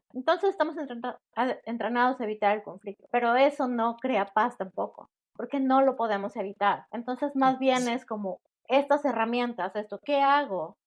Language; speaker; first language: Spanish; native; Spanish